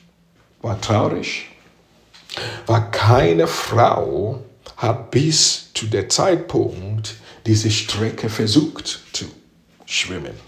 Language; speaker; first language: German; non-native, fluent; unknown